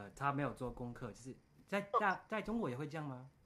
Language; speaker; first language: Chinese; early bilingual, heritage; Chinese